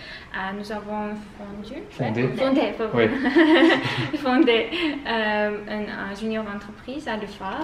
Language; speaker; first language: French; non-native, learner; Armenian